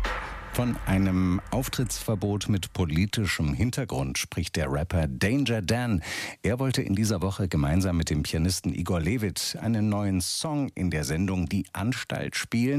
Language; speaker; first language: German; native; German